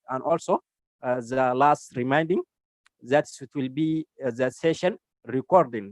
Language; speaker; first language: English; non-native, learner; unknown